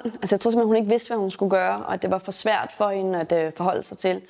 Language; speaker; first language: Danish; native; Danish